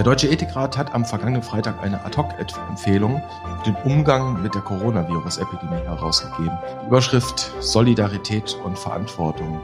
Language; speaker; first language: German; native; German